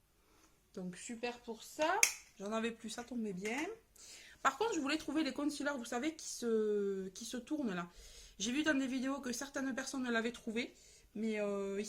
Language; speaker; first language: French; native; French